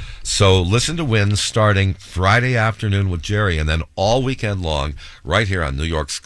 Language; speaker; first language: English; native; English